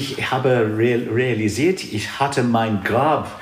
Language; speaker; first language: German; non-native, fluent; English